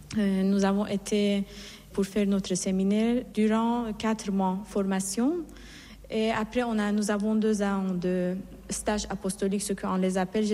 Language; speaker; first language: French; non-native, fluent; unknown